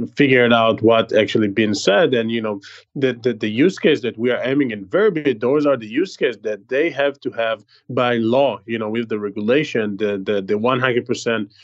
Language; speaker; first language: English; non-native, fluent; Hebrew